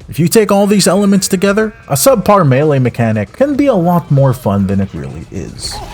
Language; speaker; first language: English; native; English